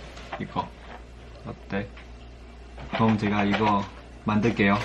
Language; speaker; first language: Korean; non-native, fluent; Chinese